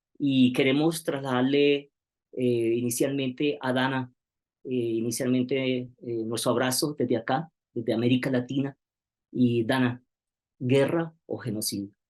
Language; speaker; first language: Spanish; native; Spanish